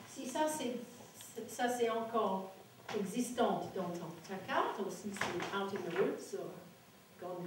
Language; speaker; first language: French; non-native, fluent; English